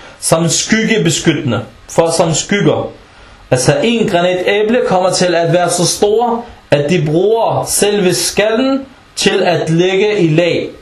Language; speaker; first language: Danish; non-native, fluent; Arabic